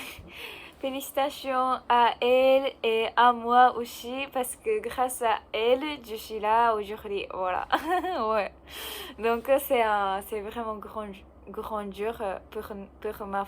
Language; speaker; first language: French; non-native, learner; Japanese